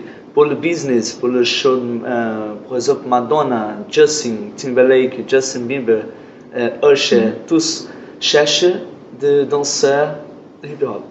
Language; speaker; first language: French; non-native, learner; Portuguese